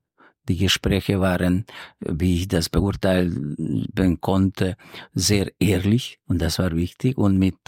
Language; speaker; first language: German; non-native, fluent; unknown